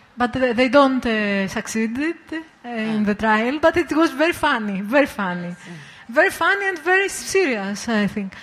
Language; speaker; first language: English; non-native, learner; Greek